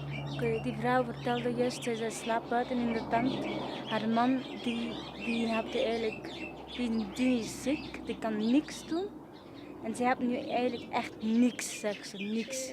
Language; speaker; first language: Dutch; non-native, fluent; Nepali